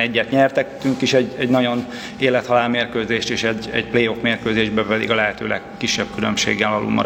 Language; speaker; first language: Hungarian; native; Hungarian